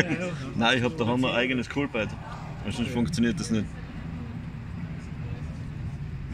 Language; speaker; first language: German; native; German